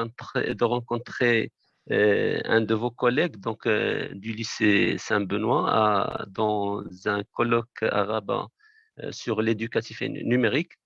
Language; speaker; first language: French; non-native, local second language; Arabic